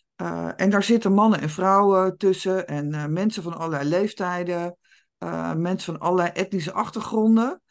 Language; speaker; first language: Dutch; native; Dutch